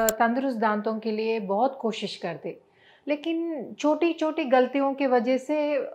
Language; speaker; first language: Hindi; non-native, local second language; Telugu